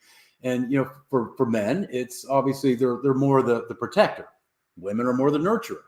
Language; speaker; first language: English; native; English